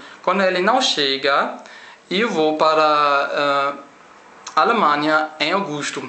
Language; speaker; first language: Portuguese; non-native, learner; German